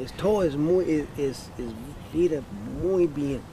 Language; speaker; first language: Spanish; non-native, learner; English